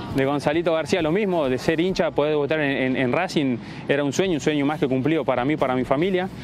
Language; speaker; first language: Spanish; native; Spanish